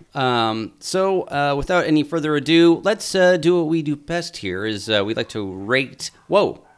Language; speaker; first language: English; native; English